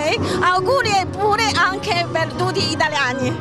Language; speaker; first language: Italian; non-native, learner; Chinese